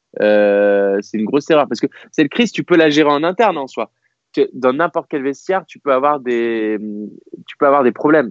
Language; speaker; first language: French; native; French